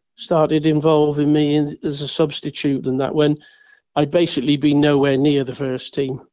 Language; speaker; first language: English; native; English